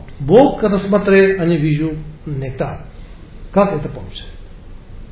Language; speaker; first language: Russian; non-native, learner; Tibetan